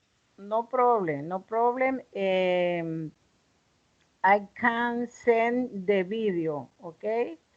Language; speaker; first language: English; non-native, learner; Spanish